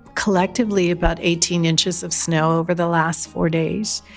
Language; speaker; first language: English; native; English